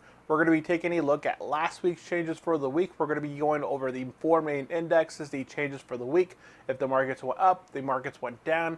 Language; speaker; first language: English; native; English